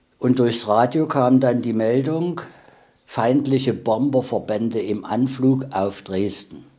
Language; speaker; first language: German; native; German